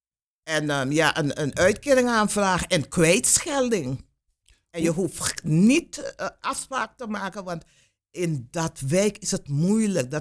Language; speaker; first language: Dutch; non-native, local second language; Papiamento